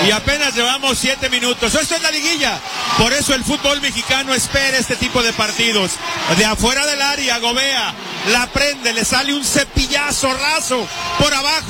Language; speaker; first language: Spanish; native; Spanish